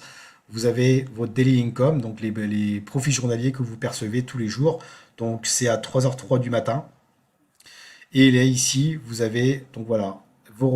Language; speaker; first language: French; native; French